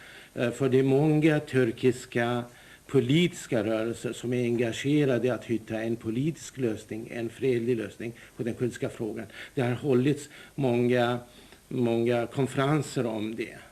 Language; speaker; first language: Swedish; non-native, fluent; Kurdish